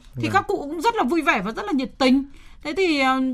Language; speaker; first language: Vietnamese; native; Vietnamese